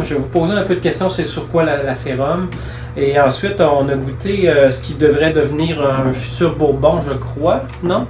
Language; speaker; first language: French; native; French